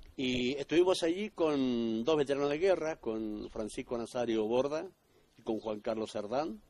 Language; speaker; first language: Spanish; native; Spanish